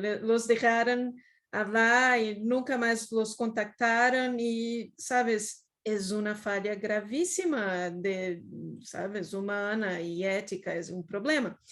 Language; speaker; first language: Spanish; non-native, fluent; Portuguese